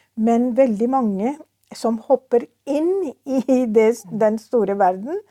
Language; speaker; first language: Norwegian; non-native, fluent; Urdu